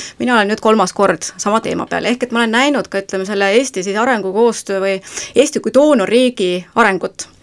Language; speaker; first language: Estonian; native; Estonian